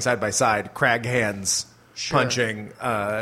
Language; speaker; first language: English; native; English